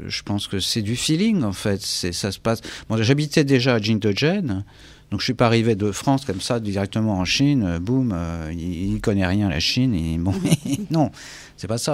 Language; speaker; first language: French; native; French